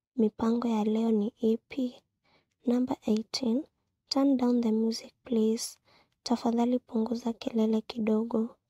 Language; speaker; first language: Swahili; non-native, local second language; Kikuyu